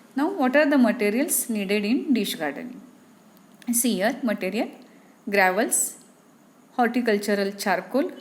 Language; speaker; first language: English; non-native, local second language; Marathi